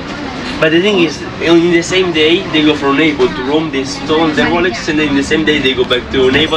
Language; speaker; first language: English; non-native, fluent; Italian